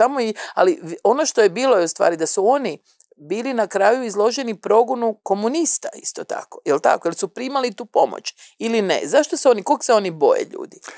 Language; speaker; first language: Croatian; native; Croatian